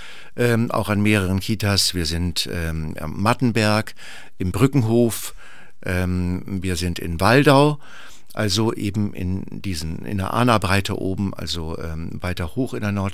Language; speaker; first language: German; native; German